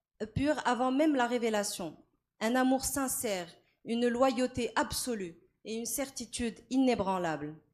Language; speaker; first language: French; non-native, local second language; Arabic